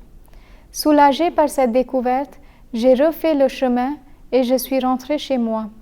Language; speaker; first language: French; non-native, fluent; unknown